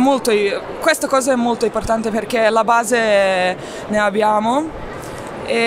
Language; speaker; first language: Italian; non-native, fluent; Serbian